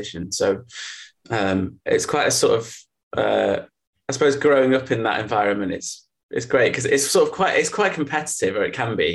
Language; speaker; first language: English; native; English